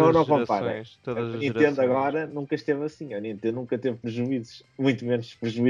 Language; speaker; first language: Portuguese; native; Portuguese